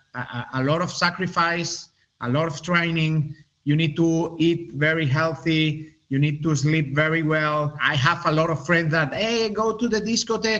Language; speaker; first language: English; non-native, learner; Spanish